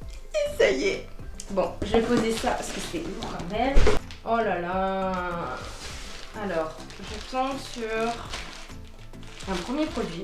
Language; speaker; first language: French; native; French